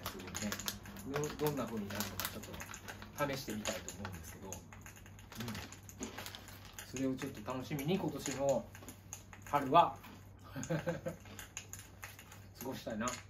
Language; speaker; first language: Japanese; native; Japanese